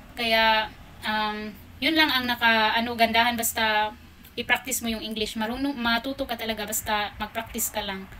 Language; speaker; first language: Filipino; non-native, local second language; Cebuano